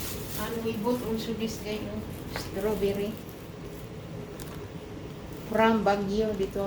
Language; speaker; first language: English; non-native, learner; Filipino